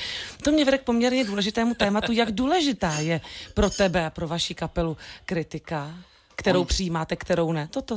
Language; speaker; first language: Czech; native; Czech